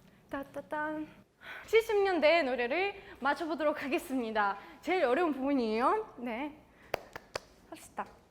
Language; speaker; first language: Korean; non-native, fluent; Russian